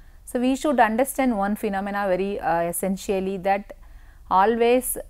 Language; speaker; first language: English; non-native, local second language; Tamil